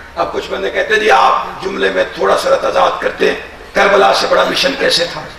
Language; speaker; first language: Urdu; non-native, local second language; Punjabi